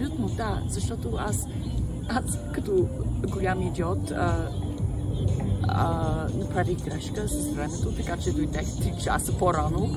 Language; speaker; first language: Bulgarian; early bilingual, heritage; Bulgarian